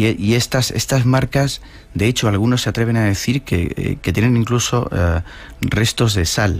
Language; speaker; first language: Spanish; native; Spanish